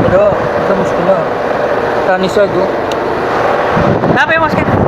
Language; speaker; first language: Arabic; non-native, learner; Filipino